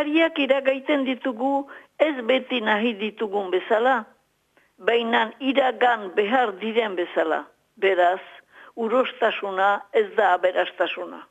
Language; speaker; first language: Basque; native; Basque